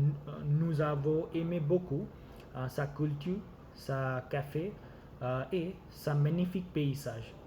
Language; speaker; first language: French; non-native, learner; Gujarati